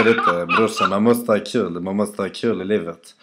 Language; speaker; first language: Swedish; native; Swedish